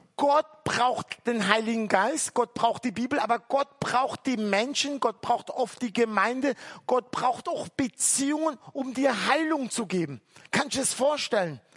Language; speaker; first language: German; early bilingual, other home language; Turkish